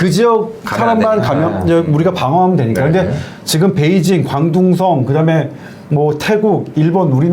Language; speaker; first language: Korean; native; Korean